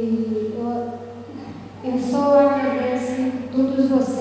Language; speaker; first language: Portuguese; non-native, local second language; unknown